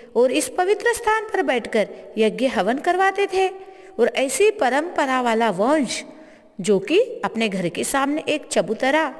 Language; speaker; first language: Hindi; non-native, local second language; Marathi